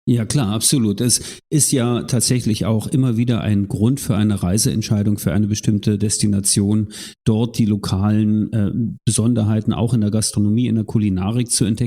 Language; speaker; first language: German; native; German